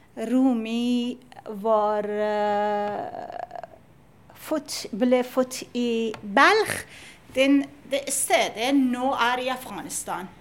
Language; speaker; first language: Norwegian; non-native, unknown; Persian